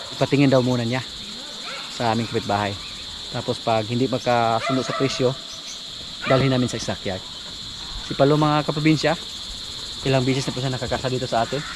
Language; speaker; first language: Filipino; non-native, local second language; Cebuano